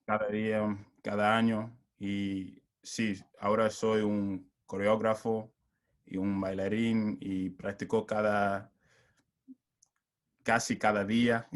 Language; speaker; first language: Spanish; non-native, learner; English